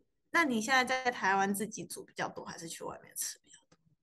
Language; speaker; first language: Chinese; native; Chinese